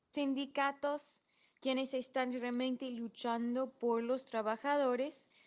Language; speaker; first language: Spanish; non-native, fluent; English